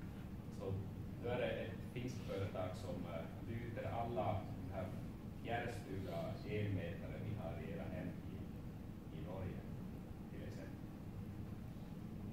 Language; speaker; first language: Swedish; non-native, fluent; Finnish